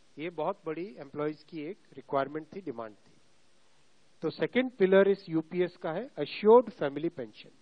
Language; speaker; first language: Hindi; native; Hindi